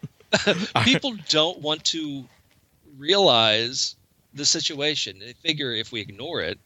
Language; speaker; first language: English; native; English